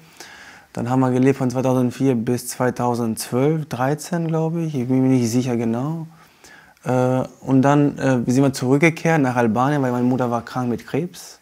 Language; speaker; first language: German; non-native, fluent; Albanian